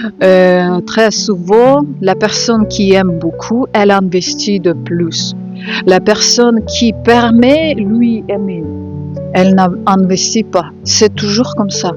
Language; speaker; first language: French; non-native, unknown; Ukrainian